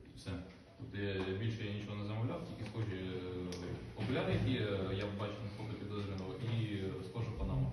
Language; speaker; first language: Ukrainian; native; Ukrainian